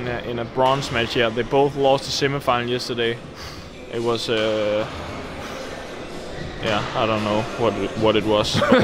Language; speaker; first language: English; non-native, fluent; Danish